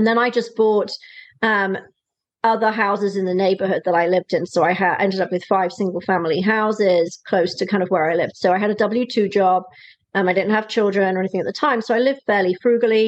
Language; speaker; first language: English; native; English